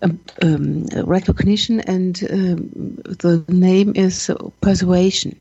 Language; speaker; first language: English; non-native, learner; German